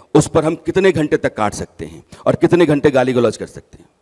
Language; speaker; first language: Hindi; native; Hindi